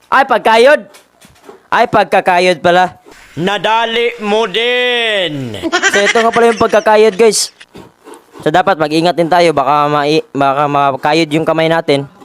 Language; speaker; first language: Filipino; non-native, local second language; Cebuano